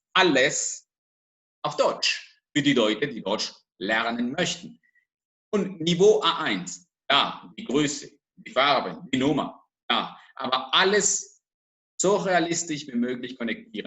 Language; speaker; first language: German; non-native, fluent; Spanish